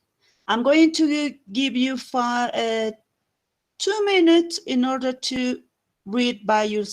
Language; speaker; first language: English; non-native, fluent; Spanish